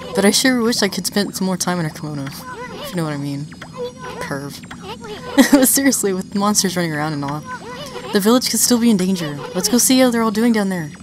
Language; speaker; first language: English; native; English